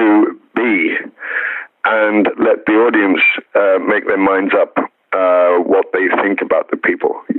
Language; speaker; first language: English; native; English